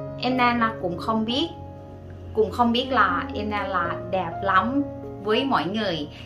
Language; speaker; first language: Vietnamese; non-native, learner; Thai